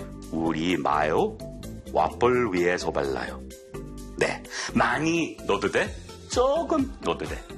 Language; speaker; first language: Korean; non-native, learner; English